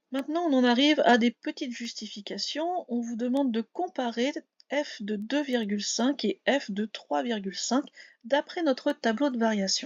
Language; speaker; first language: French; native; French